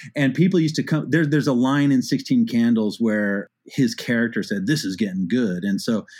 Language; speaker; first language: English; native; English